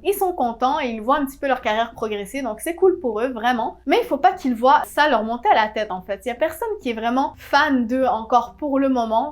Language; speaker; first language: French; native; French